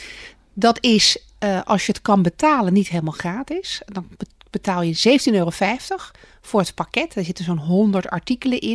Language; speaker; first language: Dutch; native; Dutch